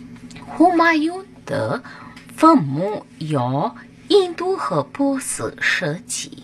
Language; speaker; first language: Chinese; non-native, fluent; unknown